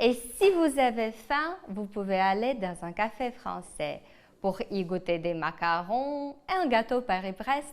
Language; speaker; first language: French; non-native, fluent; Ukrainian